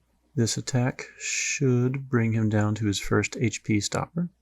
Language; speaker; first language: English; native; English